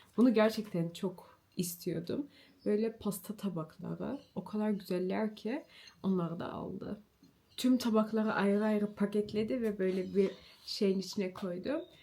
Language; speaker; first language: Turkish; early bilingual, heritage; Turkish